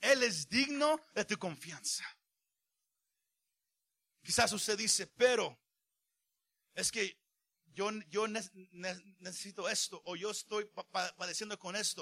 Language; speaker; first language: Spanish; early bilingual, heritage; Spanish